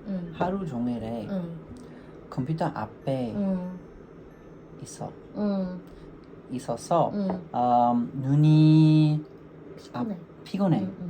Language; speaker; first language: Korean; non-native, learner; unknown